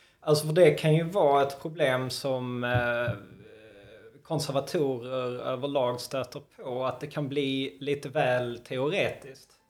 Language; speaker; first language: Swedish; native; Swedish